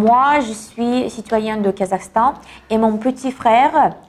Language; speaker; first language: French; non-native, learner; Kazakh